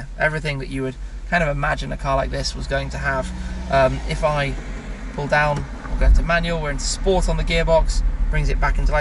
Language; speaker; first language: English; native; English